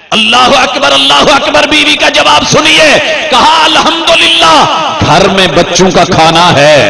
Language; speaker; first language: Urdu; non-native, local second language; Punjabi